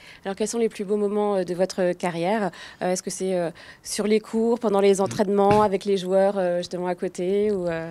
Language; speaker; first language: French; native; French